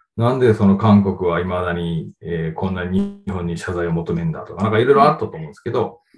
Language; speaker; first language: Japanese; native; Japanese